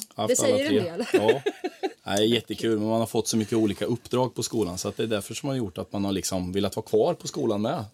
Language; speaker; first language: Swedish; non-native, fluent; Croatian